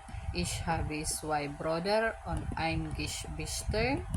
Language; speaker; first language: German; non-native, learner; Filipino